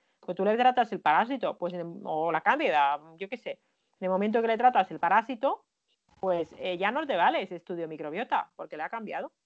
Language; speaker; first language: Spanish; non-native, fluent; Finnish